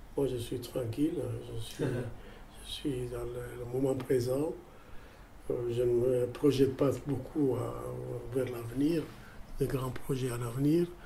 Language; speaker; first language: French; non-native, fluent; Amharic